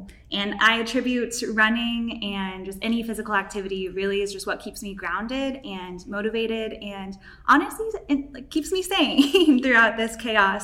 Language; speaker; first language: English; native; English